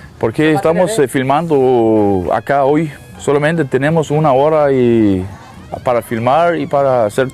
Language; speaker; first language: Spanish; non-native, learner; Danish